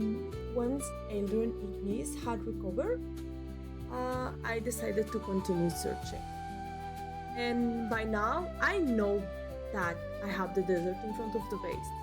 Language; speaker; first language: English; non-native, fluent; Spanish